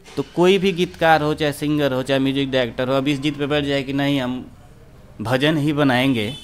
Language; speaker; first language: Hindi; native; Hindi